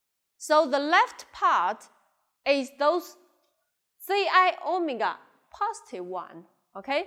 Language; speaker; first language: English; non-native, local second language; Chinese